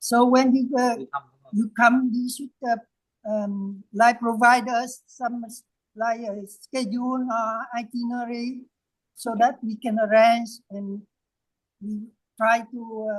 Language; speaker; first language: English; non-native, learner; Vietnamese